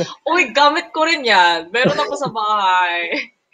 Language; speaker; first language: Filipino; native; Filipino